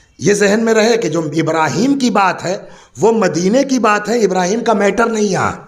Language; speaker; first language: Urdu; native; Urdu